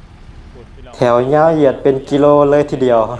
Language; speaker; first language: Thai; non-native, local second language; Northeastern Thai